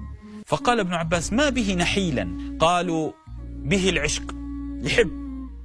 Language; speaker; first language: Arabic; native; Arabic